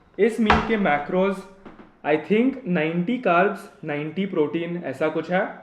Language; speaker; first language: Hindi; non-native, local second language; Marathi